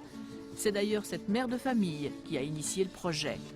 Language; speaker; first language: French; native; French